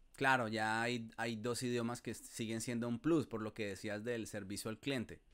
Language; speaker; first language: Spanish; native; Spanish